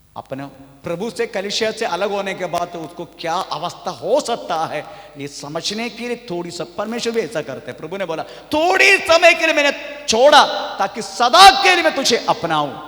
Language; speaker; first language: Hindi; non-native, local second language; Malayalam